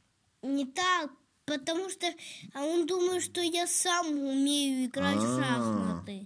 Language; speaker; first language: Russian; early bilingual, heritage; Russian